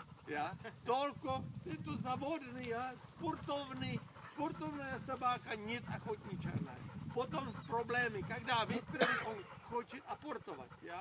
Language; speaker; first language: Russian; non-native, learner; Czech